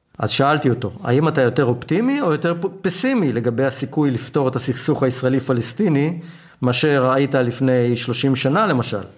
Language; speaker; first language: Hebrew; native; Hebrew